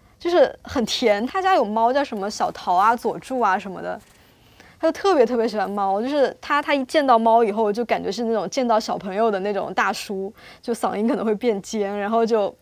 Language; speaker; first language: Chinese; native; Chinese